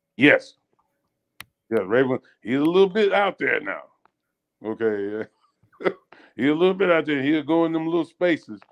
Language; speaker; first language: English; native; English